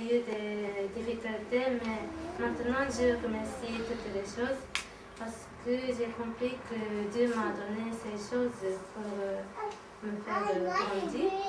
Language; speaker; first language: French; non-native, learner; Japanese